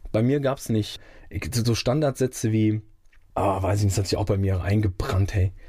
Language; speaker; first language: German; native; German